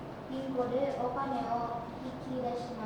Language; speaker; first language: Japanese; non-native, learner; Indonesian